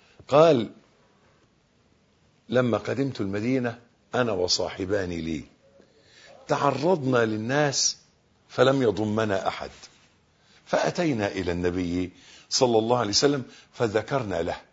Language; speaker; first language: Arabic; native; Arabic